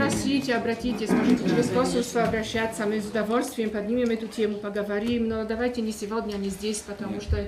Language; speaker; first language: Russian; non-native, fluent; Polish